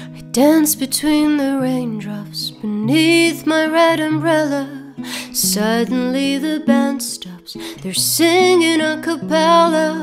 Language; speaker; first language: English; non-native, fluent; Italian